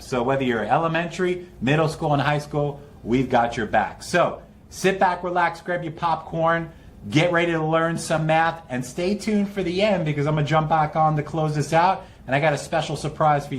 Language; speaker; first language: English; native; English